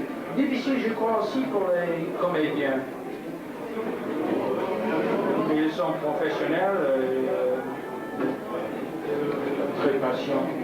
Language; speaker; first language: French; non-native, learner; English